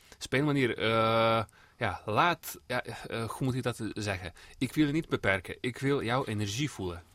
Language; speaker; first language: Dutch; non-native, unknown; Serbian